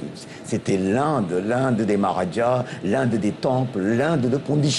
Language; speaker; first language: French; non-native, local second language; Tamil